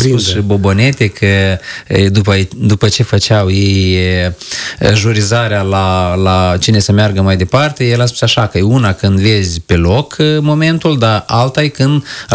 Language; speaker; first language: Romanian; native; Romanian